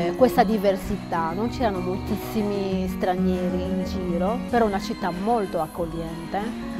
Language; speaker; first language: Italian; non-native, fluent; Arabic